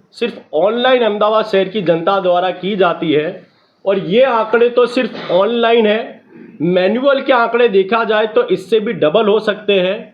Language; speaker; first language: Hindi; non-native, local second language; Gujarati